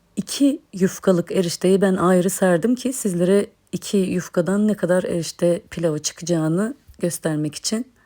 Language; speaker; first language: Turkish; native; Turkish